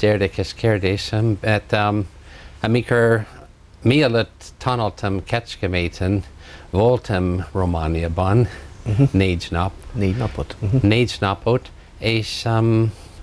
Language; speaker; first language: Hungarian; non-native, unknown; English